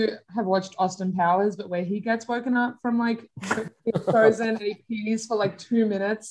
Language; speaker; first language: English; native; English